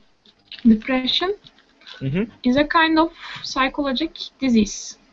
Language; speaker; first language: English; non-native, learner; Turkish